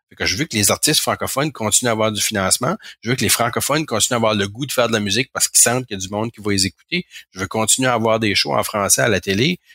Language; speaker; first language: French; native; French